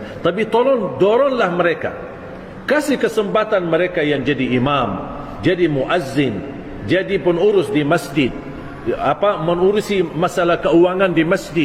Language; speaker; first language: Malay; non-native, fluent; Arabic